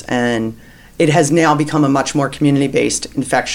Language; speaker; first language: English; native; English